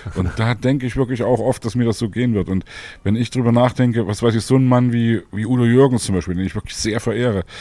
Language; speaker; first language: German; native; German